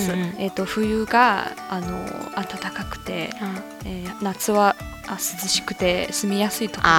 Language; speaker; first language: Japanese; non-native, fluent; Chinese